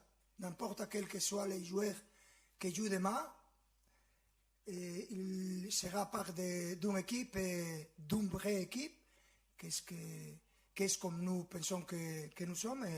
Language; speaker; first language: French; non-native, fluent; Spanish